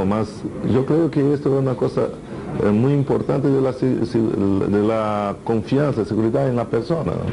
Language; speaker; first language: Spanish; non-native, fluent; Portuguese